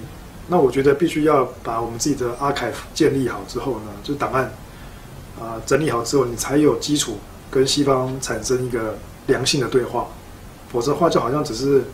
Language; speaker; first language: Chinese; native; Chinese